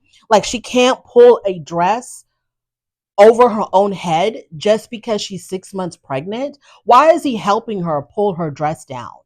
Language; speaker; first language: English; native; English